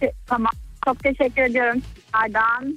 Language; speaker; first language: Turkish; early bilingual, other home language; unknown